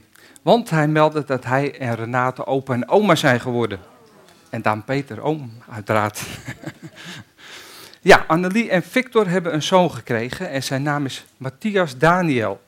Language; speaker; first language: Dutch; native; Dutch